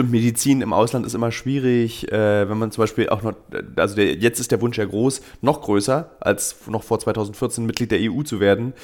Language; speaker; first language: German; native; German